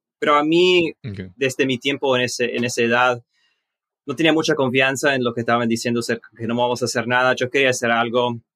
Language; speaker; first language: Spanish; early bilingual, heritage; Spanish